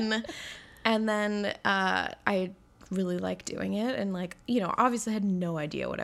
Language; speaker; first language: English; native; English